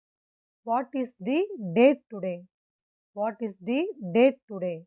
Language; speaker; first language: English; non-native, local second language; Tamil